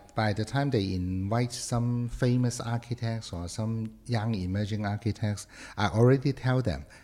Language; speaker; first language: English; non-native, local second language; Cantonese